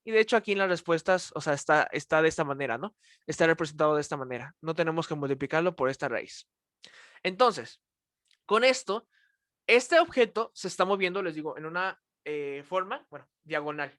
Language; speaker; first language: Spanish; native; Spanish